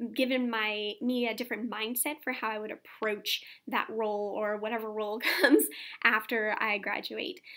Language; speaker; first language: English; native; English